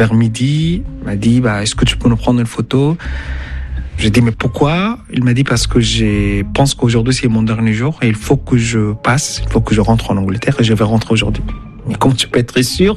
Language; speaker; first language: French; non-native, fluent; Arabic